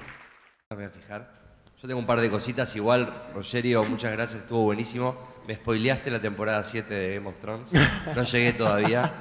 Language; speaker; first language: Spanish; native; Spanish